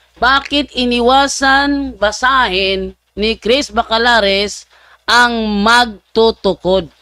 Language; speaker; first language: Filipino; native; Filipino